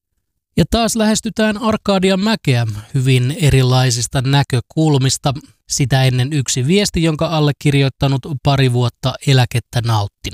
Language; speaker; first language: Finnish; native; Finnish